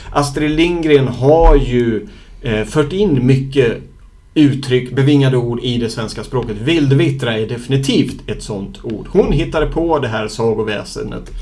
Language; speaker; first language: Swedish; native; Swedish